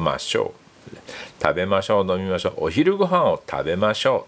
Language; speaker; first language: Japanese; non-native, fluent; English